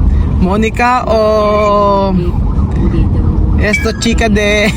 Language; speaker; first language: Spanish; non-native, learner; Filipino